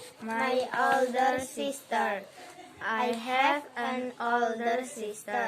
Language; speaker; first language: English; non-native, learner; Indonesian